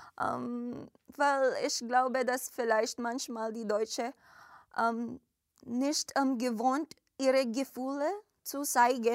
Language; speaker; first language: German; non-native, learner; Filipino